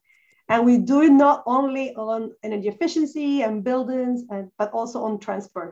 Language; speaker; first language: English; non-native, fluent; Spanish